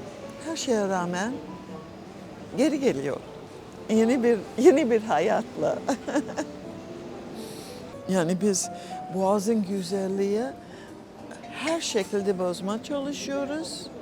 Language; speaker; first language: Turkish; non-native, fluent; English